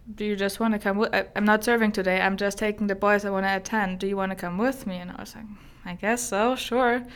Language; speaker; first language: English; non-native, fluent; German